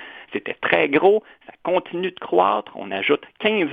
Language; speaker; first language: French; native; French